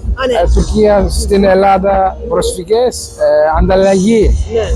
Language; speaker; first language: Greek; non-native, learner; Turkish